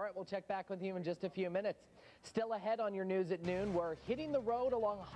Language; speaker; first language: English; native; English